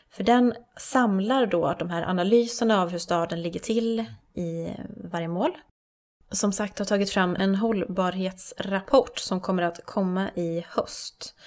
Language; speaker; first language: Swedish; native; Swedish